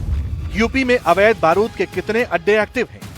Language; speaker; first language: Hindi; native; Hindi